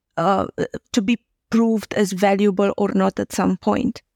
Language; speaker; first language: English; non-native, fluent; Romanian